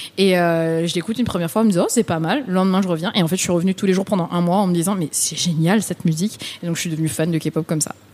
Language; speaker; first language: French; early bilingual, other home language; Vietnamese